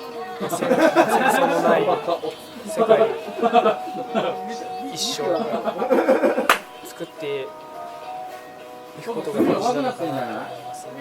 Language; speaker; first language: Japanese; native; Japanese